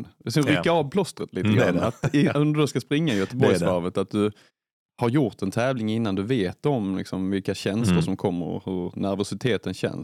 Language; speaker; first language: Swedish; native; Swedish